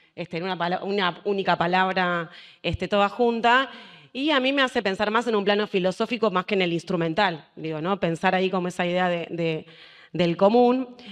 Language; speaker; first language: Spanish; native; Spanish